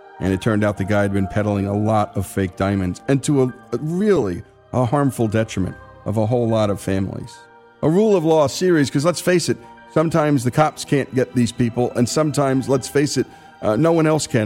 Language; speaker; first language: English; native; English